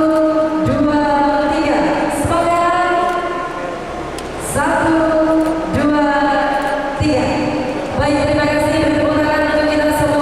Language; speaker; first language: Indonesian; native; Indonesian